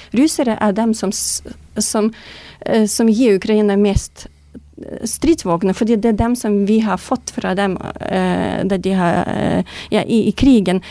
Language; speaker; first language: Norwegian; non-native, fluent; Ukrainian